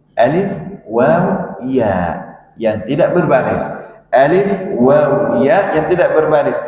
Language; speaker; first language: Malay; non-native, fluent; Arabic